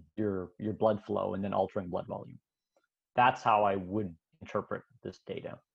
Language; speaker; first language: English; native; English